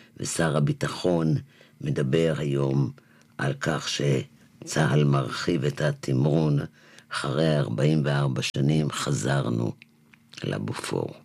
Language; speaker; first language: Hebrew; native; Hebrew